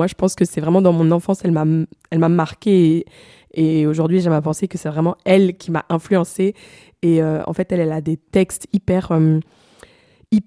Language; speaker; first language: French; native; French